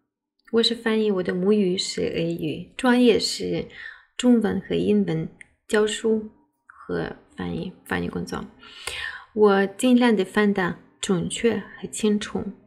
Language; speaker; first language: Chinese; non-native, fluent; Russian